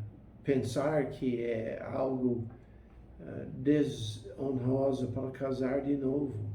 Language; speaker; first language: Portuguese; non-native, fluent; English